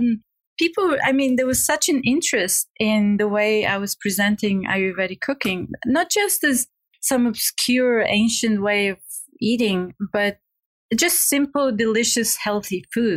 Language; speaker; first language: English; non-native, fluent; Bulgarian